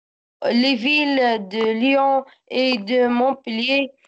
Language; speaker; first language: French; non-native, learner; Arabic